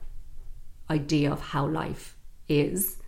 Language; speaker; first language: English; native; English